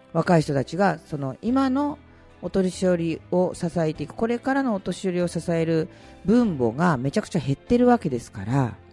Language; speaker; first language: Japanese; native; Japanese